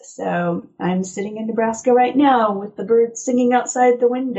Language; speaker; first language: English; native; English